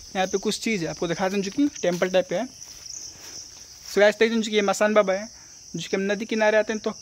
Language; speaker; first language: Hindi; native; Hindi